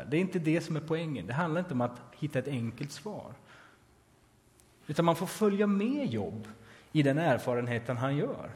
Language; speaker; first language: Swedish; native; Swedish